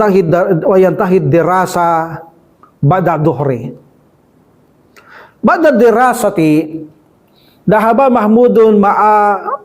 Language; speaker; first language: Arabic; non-native, fluent; Filipino